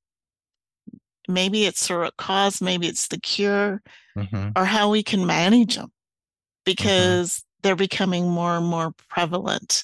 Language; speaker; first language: English; native; English